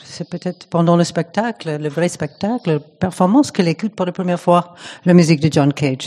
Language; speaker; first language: French; non-native, fluent; English